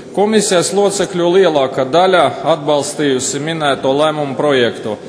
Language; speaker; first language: Latvian; non-native, local second language; Russian